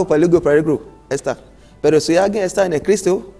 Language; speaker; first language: Spanish; non-native, learner; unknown